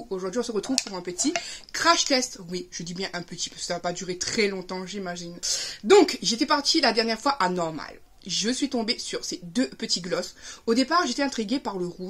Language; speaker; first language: French; native; French